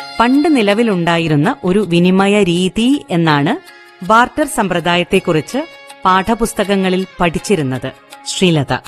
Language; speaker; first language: Malayalam; native; Malayalam